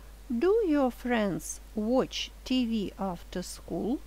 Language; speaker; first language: English; non-native, fluent; Russian